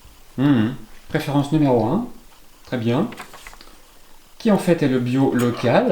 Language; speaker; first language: French; native; French